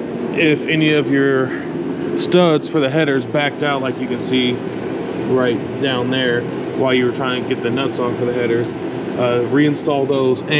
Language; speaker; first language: English; native; English